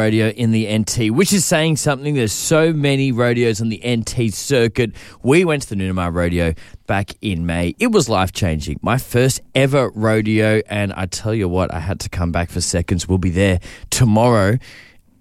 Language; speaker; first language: English; native; English